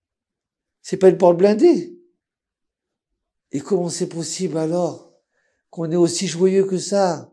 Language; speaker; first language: French; native; French